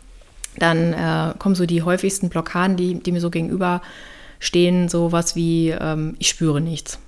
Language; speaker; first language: German; native; German